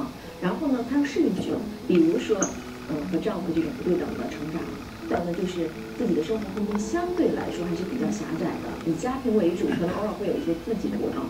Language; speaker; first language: Chinese; native; Chinese